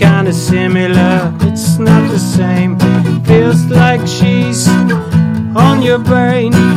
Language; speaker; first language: English; native; English